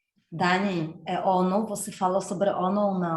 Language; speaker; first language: Portuguese; non-native, fluent; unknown